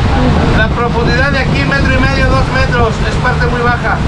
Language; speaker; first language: Spanish; native; Spanish